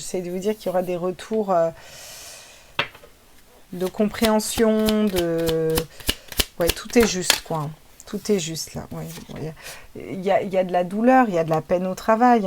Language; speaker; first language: French; native; French